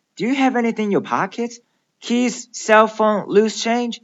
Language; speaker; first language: English; non-native, fluent; Chinese